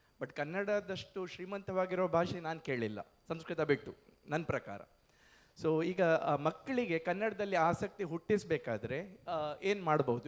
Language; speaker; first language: Kannada; non-native, local second language; Konkani